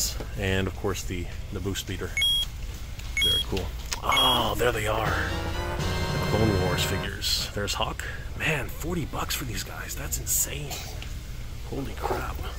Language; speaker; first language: English; native; English